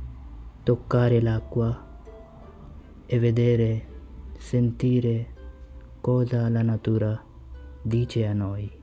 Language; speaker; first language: Italian; non-native, learner; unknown